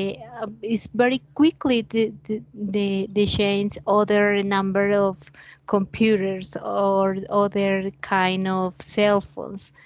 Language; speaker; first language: English; non-native, learner; Spanish